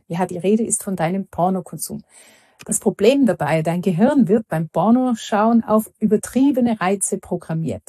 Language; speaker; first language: German; native; German